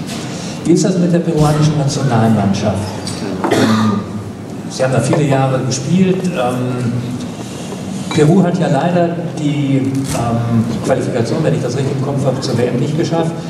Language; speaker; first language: German; native; German